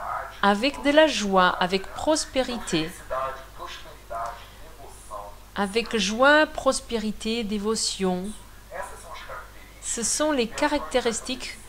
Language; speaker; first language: French; non-native, fluent; Portuguese